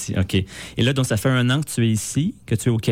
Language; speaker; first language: French; native; French